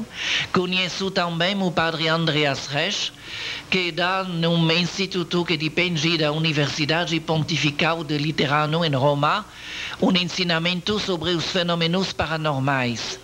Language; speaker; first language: Portuguese; non-native, learner; French